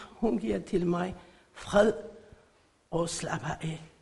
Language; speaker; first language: Danish; non-native, learner; Persian